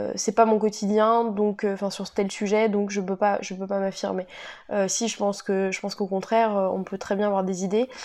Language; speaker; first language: French; native; French